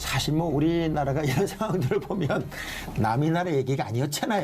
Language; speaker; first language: Korean; native; Korean